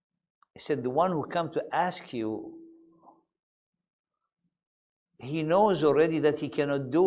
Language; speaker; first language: English; non-native, fluent; Arabic